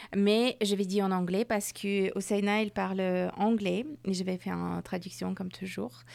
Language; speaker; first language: French; non-native, fluent; Persian